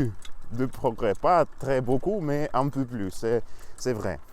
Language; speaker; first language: French; non-native, learner; Russian